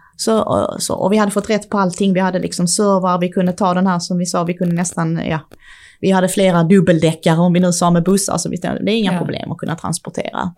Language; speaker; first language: Swedish; early bilingual, other home language; Czech